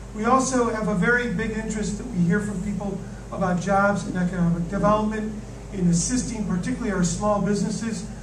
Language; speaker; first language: English; native; English